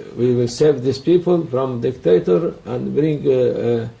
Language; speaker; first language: English; non-native, learner; Turkish